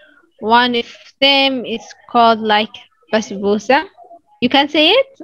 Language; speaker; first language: English; non-native, fluent; Arabic